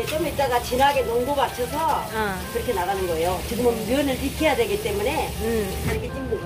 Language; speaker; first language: Korean; native; Korean